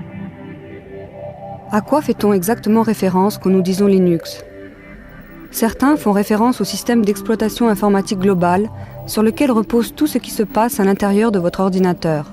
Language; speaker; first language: French; native; French